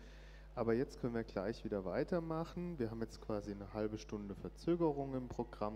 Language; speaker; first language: German; native; German